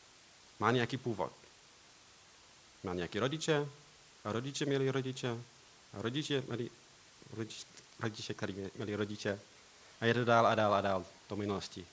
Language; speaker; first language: Czech; non-native, learner; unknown